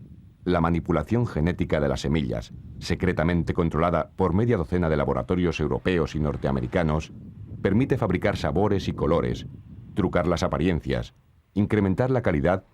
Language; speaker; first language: Spanish; native; Spanish